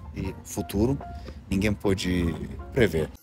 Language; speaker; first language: Portuguese; non-native, learner; Armenian